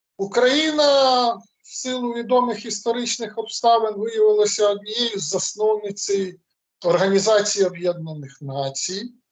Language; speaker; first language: Ukrainian; native; Ukrainian